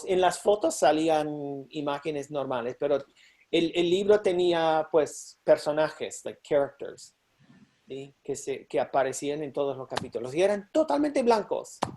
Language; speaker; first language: Spanish; non-native, fluent; English